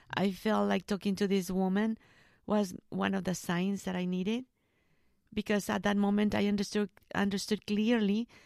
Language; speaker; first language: English; non-native, fluent; Spanish